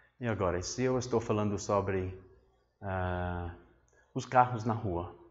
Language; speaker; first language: Portuguese; non-native, fluent; English